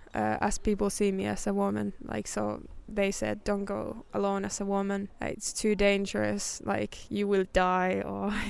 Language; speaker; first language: English; non-native, fluent; Finnish